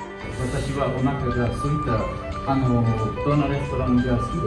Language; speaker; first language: Japanese; non-native, learner; English